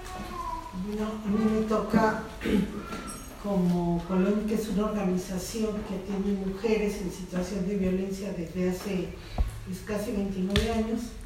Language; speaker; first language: Spanish; native; Spanish